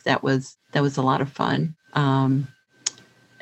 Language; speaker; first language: English; native; English